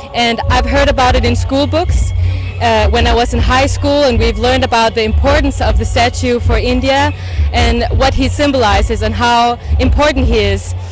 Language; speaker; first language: English; non-native, fluent; Danish